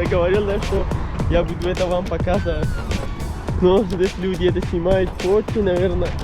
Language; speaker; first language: Russian; non-native, learner; Pashto